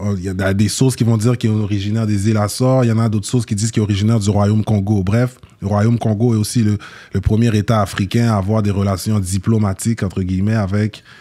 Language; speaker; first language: French; early bilingual, other home language; Haitian Creole